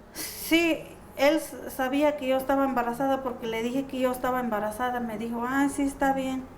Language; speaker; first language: Spanish; non-native, local second language; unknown